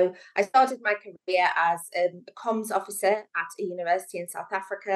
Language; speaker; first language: English; native; English